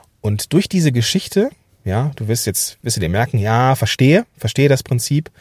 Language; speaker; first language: German; native; German